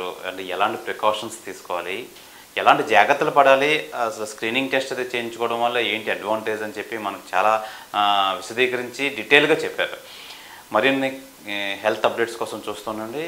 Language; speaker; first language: Telugu; native; Telugu